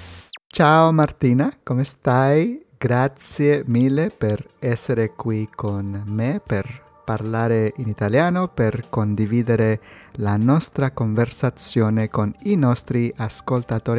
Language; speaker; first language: Italian; non-native, learner; Spanish